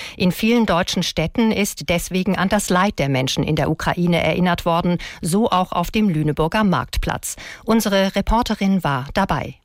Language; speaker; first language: German; native; German